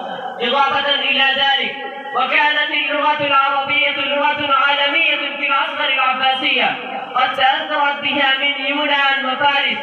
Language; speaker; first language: Arabic; non-native, learner; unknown